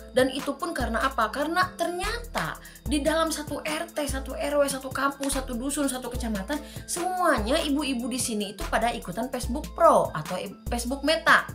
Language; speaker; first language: Indonesian; native; Indonesian